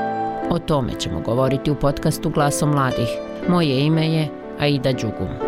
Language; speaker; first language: Croatian; native; Croatian